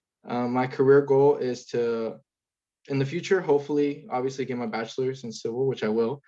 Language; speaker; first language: English; native; English